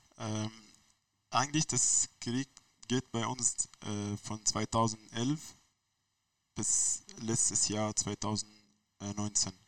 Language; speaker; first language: German; non-native, learner; Arabic